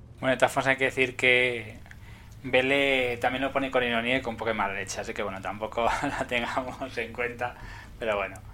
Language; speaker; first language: Spanish; native; Spanish